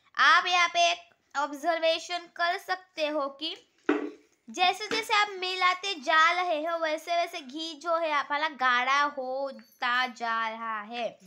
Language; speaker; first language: Hindi; non-native, local second language; Marathi